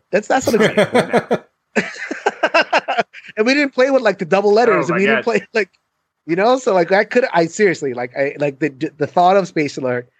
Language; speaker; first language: English; native; English